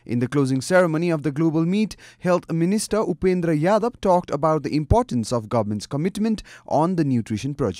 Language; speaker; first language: English; non-native, local second language; Nepali